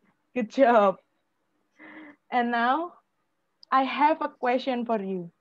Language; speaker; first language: English; non-native, fluent; Indonesian